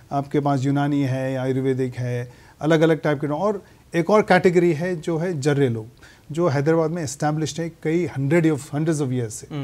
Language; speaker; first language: Hindi; native; Hindi